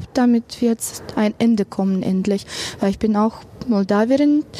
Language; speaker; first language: German; non-native, fluent; Russian